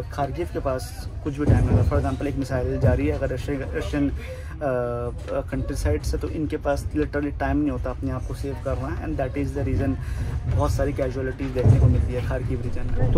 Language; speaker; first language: Hindi; native; Hindi